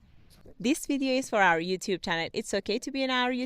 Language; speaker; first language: English; non-native, fluent; Persian